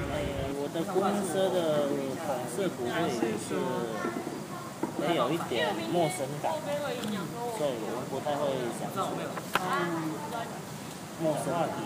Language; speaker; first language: Chinese; non-native, fluent; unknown